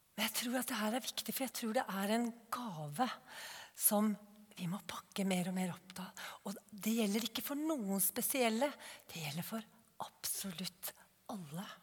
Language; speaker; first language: Norwegian; native; Norwegian